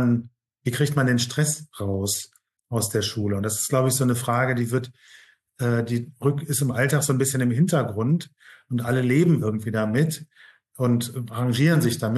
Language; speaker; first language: German; native; German